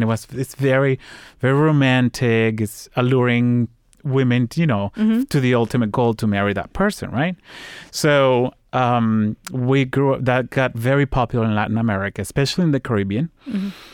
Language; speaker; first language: English; non-native, fluent; Spanish